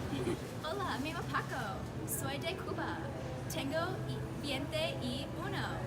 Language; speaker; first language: Spanish; non-native, learner; English